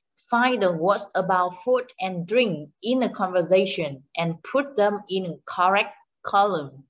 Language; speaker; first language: English; non-native, fluent; Vietnamese